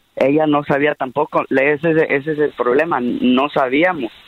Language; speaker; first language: Spanish; early bilingual, heritage; Spanish